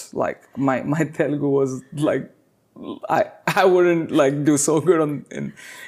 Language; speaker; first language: English; non-native, local second language; Telugu